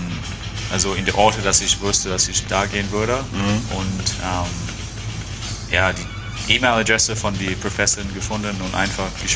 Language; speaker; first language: German; non-native, fluent; English